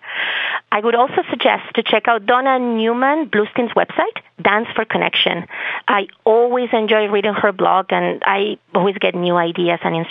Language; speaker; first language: English; non-native, fluent; Spanish